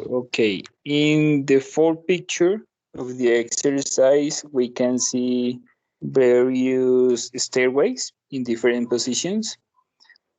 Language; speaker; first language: English; non-native, learner; Spanish